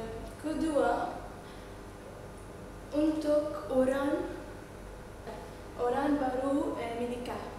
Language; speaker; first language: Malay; non-native, learner; Arabic